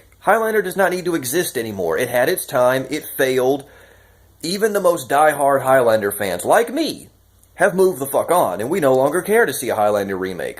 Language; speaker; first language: English; native; English